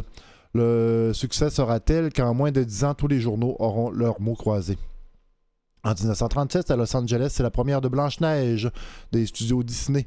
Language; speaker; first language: French; native; French